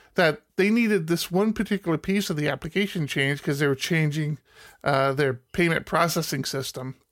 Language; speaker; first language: English; native; English